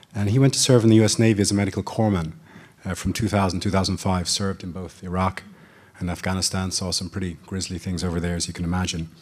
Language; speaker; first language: English; native; English